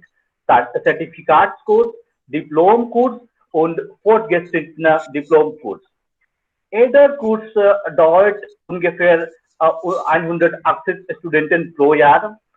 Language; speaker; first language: German; non-native, fluent; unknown